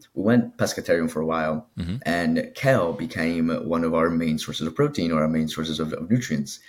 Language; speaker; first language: English; early bilingual, other home language; Spanish